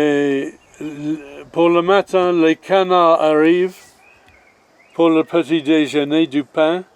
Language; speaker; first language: French; non-native, learner; English